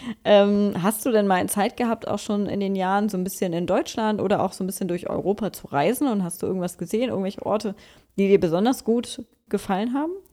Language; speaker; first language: German; native; German